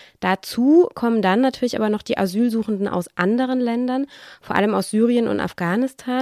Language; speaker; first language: German; native; German